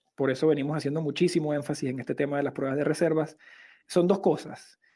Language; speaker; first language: Spanish; native; Spanish